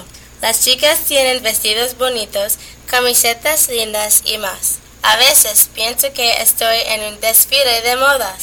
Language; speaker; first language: Spanish; non-native, learner; English